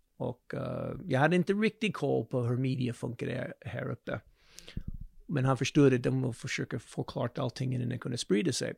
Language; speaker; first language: Swedish; non-native, fluent; English